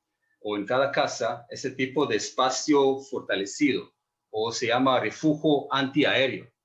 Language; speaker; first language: Spanish; non-native, fluent; Hebrew